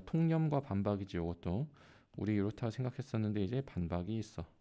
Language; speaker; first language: Korean; native; Korean